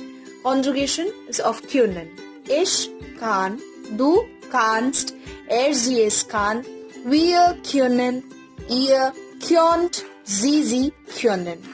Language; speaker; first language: German; non-native, learner; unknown